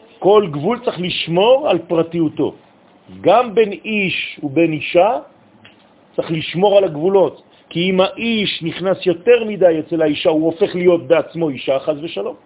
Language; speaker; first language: Hebrew; non-native, fluent; French